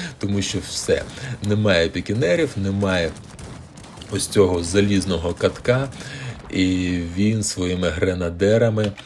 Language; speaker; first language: Ukrainian; non-native, local second language; Russian